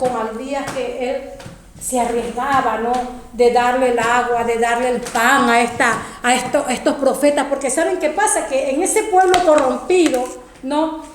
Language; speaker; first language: Spanish; native; Spanish